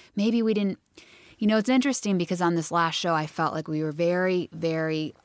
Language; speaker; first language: English; native; English